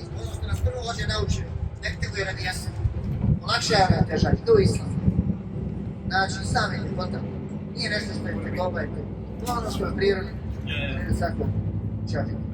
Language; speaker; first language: Bosnian; native; Bosnian